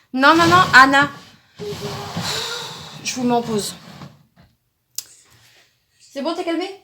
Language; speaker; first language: French; native; French